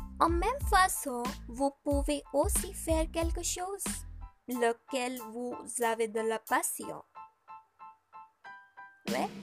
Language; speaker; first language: French; non-native, learner; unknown